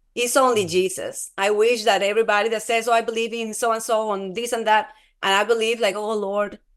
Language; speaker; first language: English; non-native, fluent; Spanish